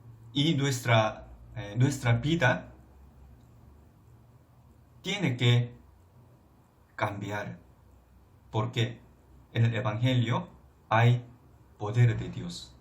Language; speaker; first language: Spanish; non-native, fluent; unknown